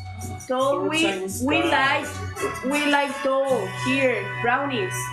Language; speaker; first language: English; non-native, fluent; Spanish